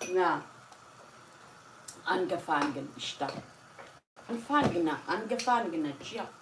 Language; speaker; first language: German; non-native, learner; Kurdish